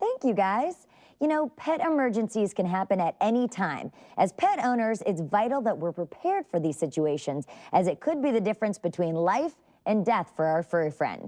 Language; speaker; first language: English; native; English